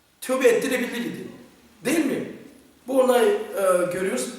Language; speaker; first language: Turkish; non-native, fluent; Korean